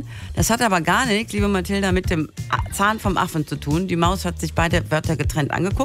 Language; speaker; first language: German; native; German